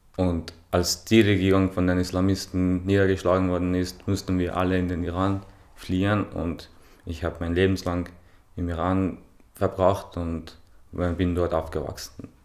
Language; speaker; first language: German; non-native, fluent; Persian